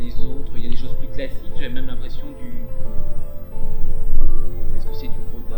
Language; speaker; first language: French; native; French